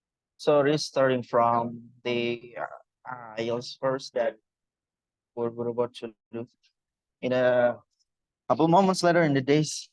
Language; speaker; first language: English; non-native, fluent; Indonesian